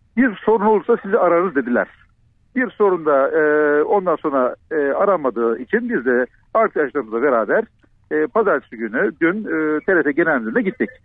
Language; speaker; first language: Turkish; native; Turkish